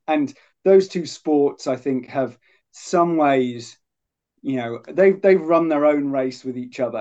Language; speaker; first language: English; native; English